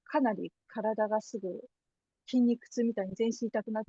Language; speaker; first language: Japanese; native; Japanese